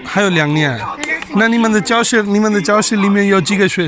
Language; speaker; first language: Chinese; non-native, learner; Punjabi